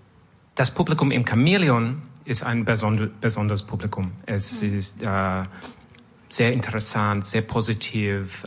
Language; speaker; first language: German; non-native, learner; French